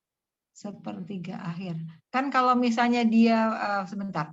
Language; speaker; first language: Indonesian; native; Indonesian